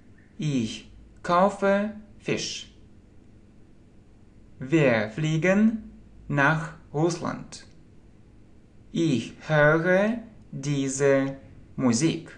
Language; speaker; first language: German; non-native, learner; Russian